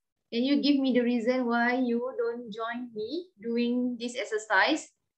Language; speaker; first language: English; non-native, local second language; Malay